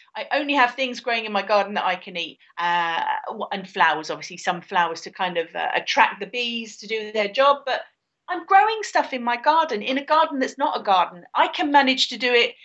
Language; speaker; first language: English; native; English